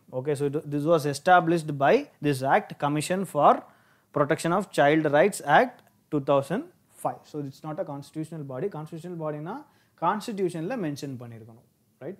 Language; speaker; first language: English; non-native, local second language; Tamil